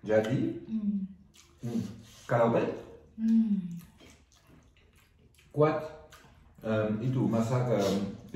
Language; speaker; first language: Indonesian; non-native, learner; French